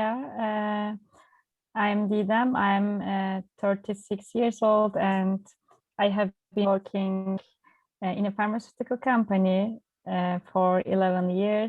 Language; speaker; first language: English; non-native, learner; Turkish